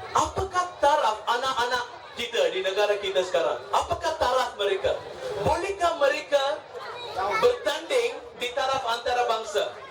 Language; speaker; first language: Malay; non-native, local second language; Tamil